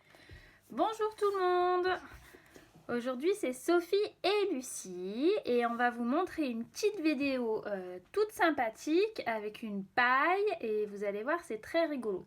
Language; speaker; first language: French; native; French